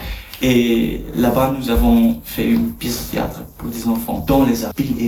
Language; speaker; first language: French; non-native, learner; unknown